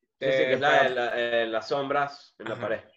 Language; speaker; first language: Spanish; native; Spanish